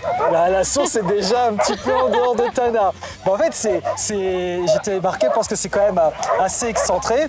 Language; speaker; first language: French; native; French